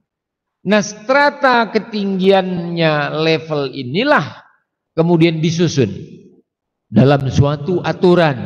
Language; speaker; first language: Indonesian; native; Indonesian